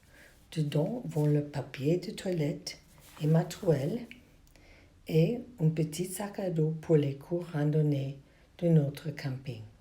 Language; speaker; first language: French; non-native, learner; English